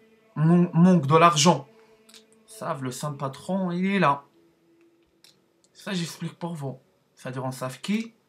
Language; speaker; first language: French; non-native, learner; Arabic